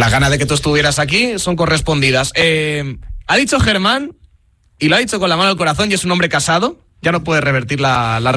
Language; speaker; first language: Spanish; native; Spanish